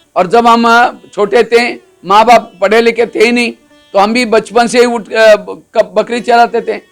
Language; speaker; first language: Hindi; non-native, local second language; Marathi